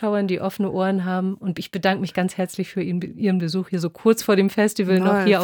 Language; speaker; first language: German; native; German